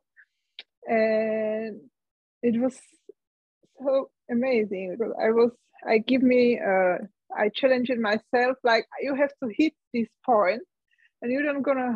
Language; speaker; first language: English; non-native, learner; Czech